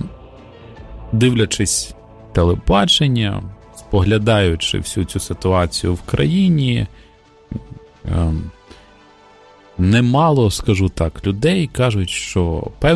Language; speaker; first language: Ukrainian; native; Ukrainian